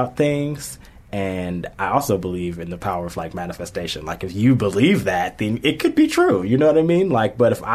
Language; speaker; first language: English; native; English